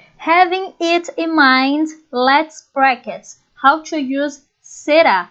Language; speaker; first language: English; non-native, fluent; Portuguese